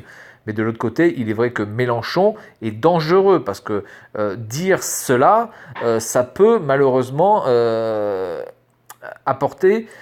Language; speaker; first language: French; native; French